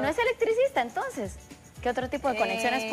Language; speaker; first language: Spanish; native; Spanish